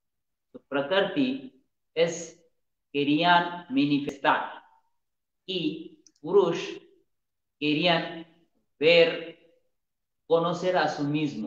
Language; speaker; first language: Spanish; non-native, learner; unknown